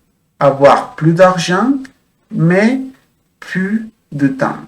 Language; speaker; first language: French; non-native, fluent; Spanish